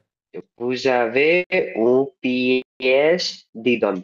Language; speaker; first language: French; non-native, learner; Bangla